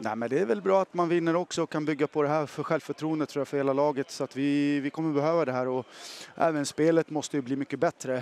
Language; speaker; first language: Swedish; native; Swedish